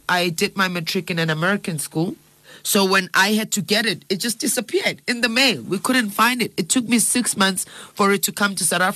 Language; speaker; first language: English; non-native, local second language; Zulu